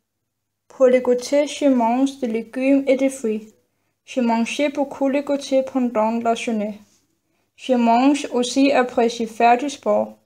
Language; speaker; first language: French; non-native, learner; Danish